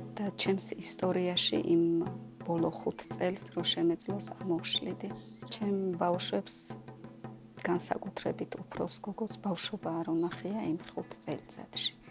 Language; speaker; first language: Georgian; non-native, local second language; Chechen